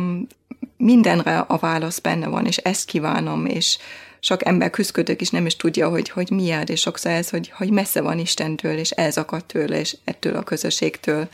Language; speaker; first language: Hungarian; non-native, fluent; German